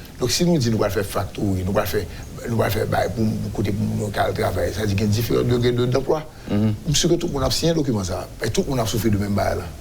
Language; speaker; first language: French; non-native, local second language; Haitian Creole